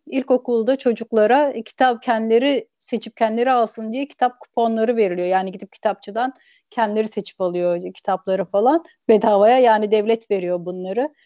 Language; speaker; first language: Turkish; early bilingual, heritage; Turkish